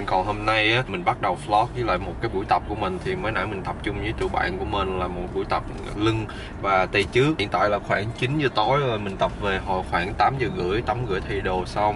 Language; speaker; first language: Vietnamese; early bilingual, other home language; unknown